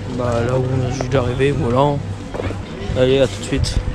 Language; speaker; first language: French; native; French